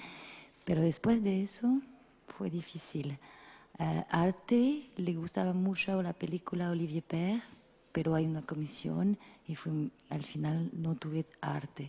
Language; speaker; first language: Spanish; non-native, fluent; French